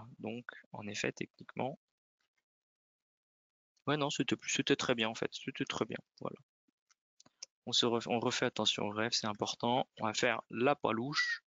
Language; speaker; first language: French; native; French